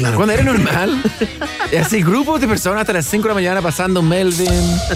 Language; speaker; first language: Spanish; non-native, fluent; English